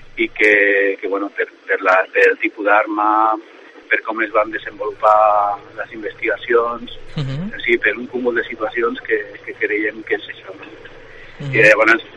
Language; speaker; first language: Catalan; non-native, local second language; Spanish